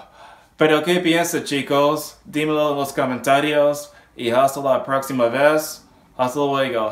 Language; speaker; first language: Spanish; non-native, learner; English